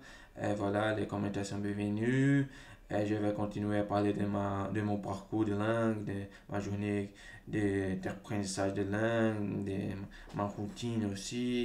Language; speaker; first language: French; non-native, fluent; Portuguese